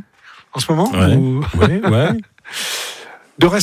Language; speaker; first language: French; native; French